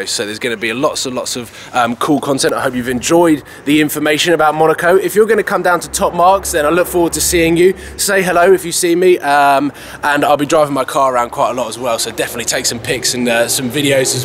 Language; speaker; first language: English; native; English